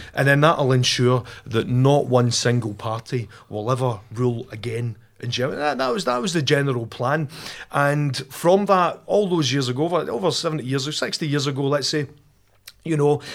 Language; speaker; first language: English; native; English